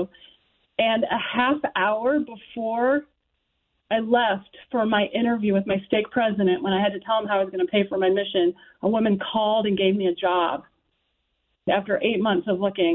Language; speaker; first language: English; native; English